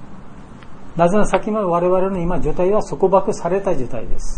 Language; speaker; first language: Japanese; non-native, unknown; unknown